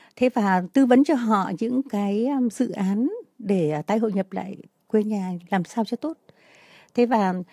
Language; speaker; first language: Vietnamese; native; Vietnamese